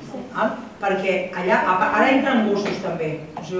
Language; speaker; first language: Catalan; native; Catalan